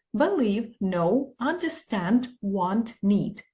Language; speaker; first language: English; non-native, fluent; Ukrainian